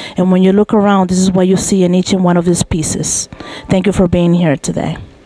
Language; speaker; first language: English; non-native, fluent; Spanish